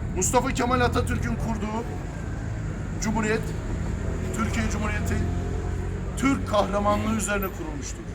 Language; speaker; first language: Turkish; early bilingual, heritage; Turkish